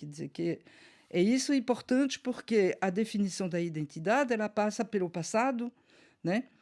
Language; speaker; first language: Portuguese; non-native, fluent; French